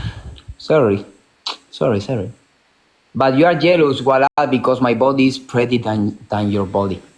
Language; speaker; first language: English; non-native, learner; Spanish